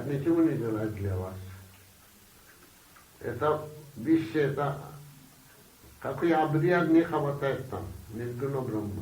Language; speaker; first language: Russian; non-native, learner; Bangla